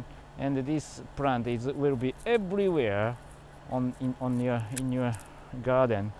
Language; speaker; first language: English; non-native, learner; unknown